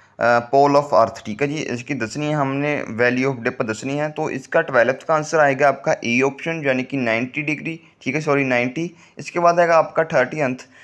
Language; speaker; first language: Hindi; non-native, local second language; Punjabi